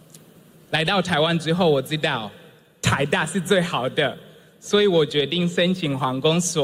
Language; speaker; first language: Chinese; non-native, fluent; Swahili